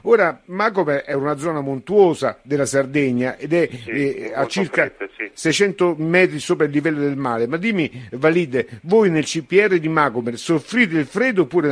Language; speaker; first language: Italian; native; Italian